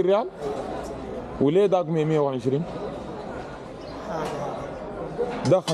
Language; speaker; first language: Arabic; native; Arabic